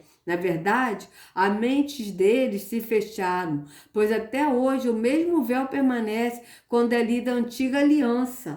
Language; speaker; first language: Portuguese; native; Portuguese